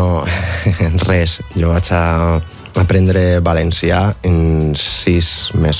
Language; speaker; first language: Catalan; non-native, learner; Spanish